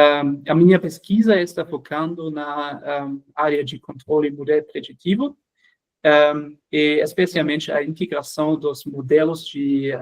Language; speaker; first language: Portuguese; non-native, fluent; German